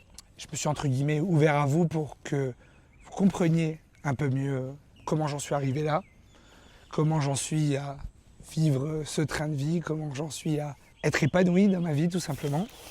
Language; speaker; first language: French; native; French